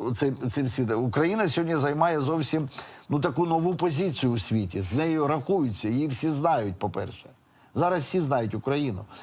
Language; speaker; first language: Ukrainian; native; Ukrainian